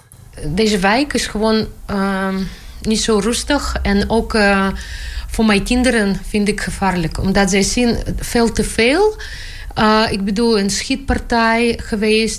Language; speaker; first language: Dutch; non-native, learner; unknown